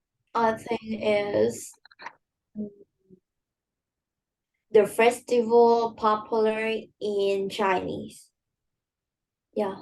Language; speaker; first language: English; non-native, learner; Vietnamese